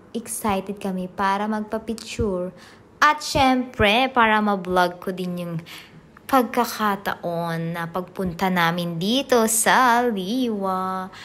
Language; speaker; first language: Filipino; native; Filipino